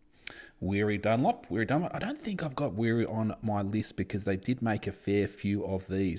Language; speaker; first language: English; native; English